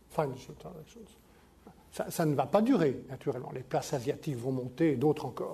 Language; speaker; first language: French; native; French